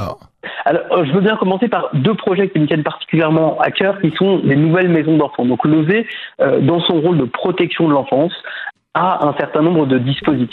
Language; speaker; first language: French; native; French